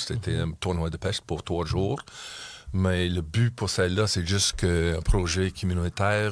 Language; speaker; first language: French; non-native, local second language; English